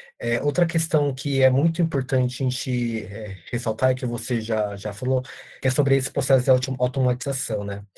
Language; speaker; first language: Portuguese; native; Portuguese